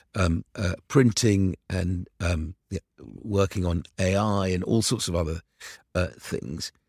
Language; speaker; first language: English; early bilingual, other home language; Arabic